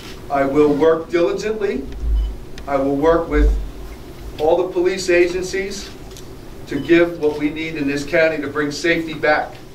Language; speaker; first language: English; native; English